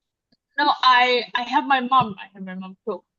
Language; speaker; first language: English; non-native, learner; Vietnamese